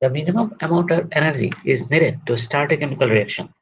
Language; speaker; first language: English; non-native, local second language; Bangla